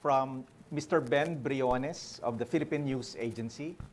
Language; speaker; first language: English; non-native, local second language; Filipino